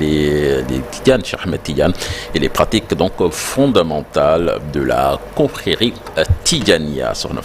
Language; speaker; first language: French; non-native, local second language; Wolof